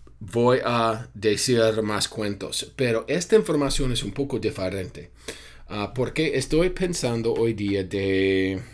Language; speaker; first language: Spanish; non-native, fluent; English